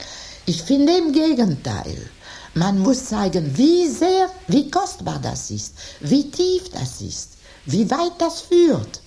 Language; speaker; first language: German; non-native, fluent; French